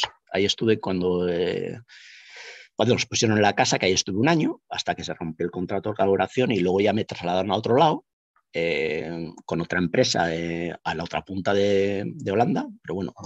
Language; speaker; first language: Spanish; native; Spanish